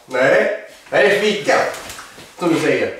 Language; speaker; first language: Swedish; native; Swedish